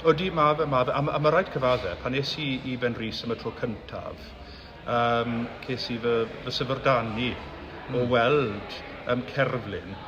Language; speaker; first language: Welsh; native; Welsh